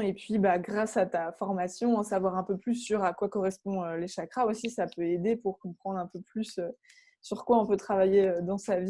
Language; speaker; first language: French; native; French